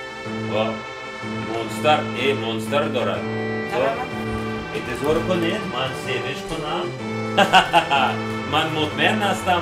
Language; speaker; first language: Persian; non-native, learner; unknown